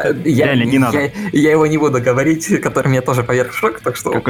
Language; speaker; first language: Russian; native; Russian